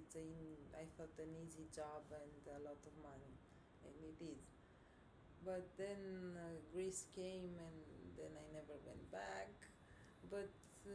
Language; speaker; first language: English; non-native, fluent; Romanian